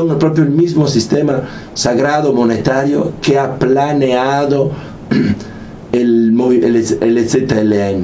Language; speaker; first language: Spanish; non-native, fluent; Italian